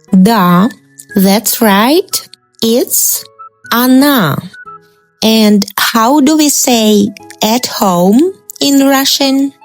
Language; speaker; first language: English; non-native, fluent; Russian